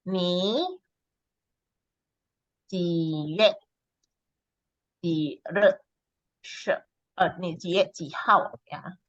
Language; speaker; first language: Chinese; non-native, fluent; Indonesian